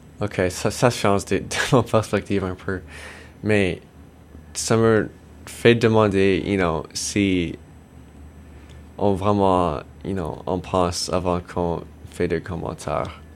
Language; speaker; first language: French; non-native, local second language; English